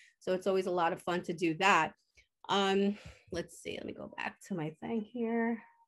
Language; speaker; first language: English; early bilingual, other home language; Spanish